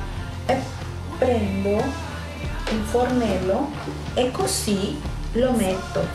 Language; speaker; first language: Italian; non-native, fluent; Spanish